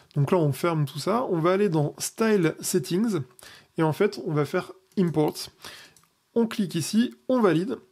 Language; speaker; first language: French; native; French